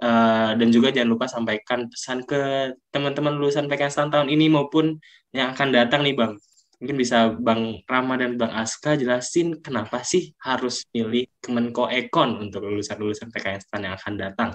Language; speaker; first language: Indonesian; native; Indonesian